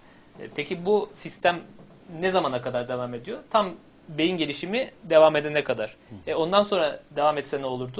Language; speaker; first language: Turkish; native; Turkish